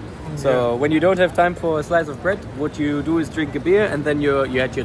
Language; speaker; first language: English; non-native, fluent; German